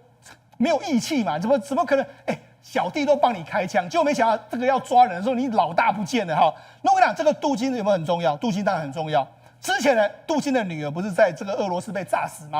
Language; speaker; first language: Chinese; native; Chinese